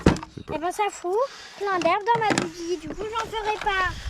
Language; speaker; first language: French; native; French